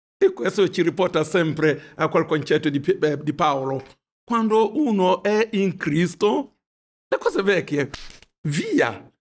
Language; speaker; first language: Italian; non-native, fluent; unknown